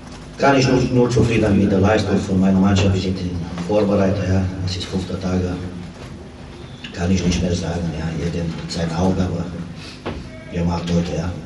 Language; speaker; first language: German; non-native, fluent; Romanian